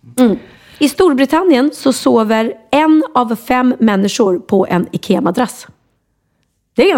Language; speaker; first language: Swedish; native; Swedish